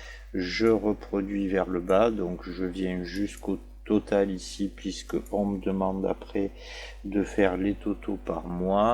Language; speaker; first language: French; native; French